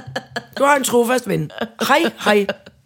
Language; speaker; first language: Danish; native; Danish